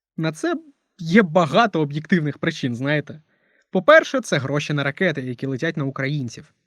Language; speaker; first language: Ukrainian; non-native, local second language; Russian